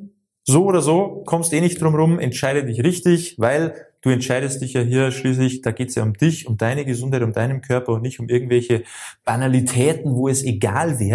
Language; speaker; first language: German; native; German